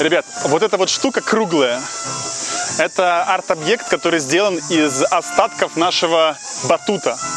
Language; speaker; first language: Russian; native; Russian